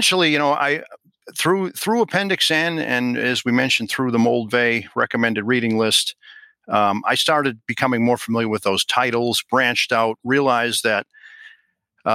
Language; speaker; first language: English; native; English